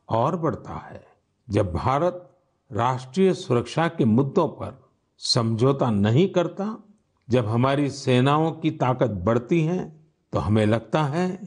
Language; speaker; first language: Hindi; non-native, local second language; Gujarati